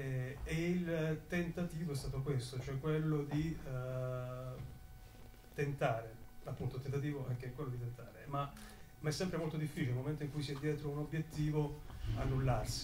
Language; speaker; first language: Italian; native; Italian